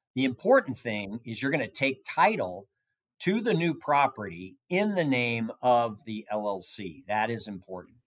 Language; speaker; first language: English; native; English